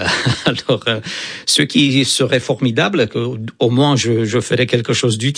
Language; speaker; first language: French; non-native, fluent; Romanian